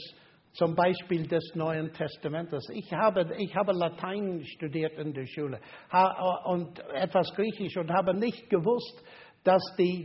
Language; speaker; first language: German; non-native, fluent; English